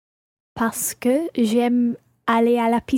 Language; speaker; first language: French; non-native, learner; English